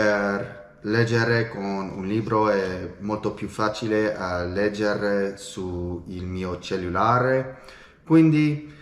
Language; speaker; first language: Italian; non-native, learner; English